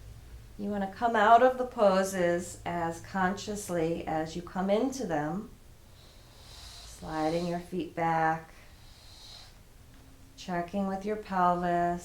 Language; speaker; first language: English; native; English